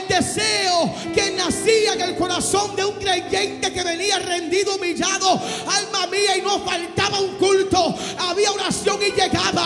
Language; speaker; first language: Spanish; native; Spanish